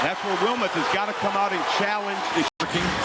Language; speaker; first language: English; native; English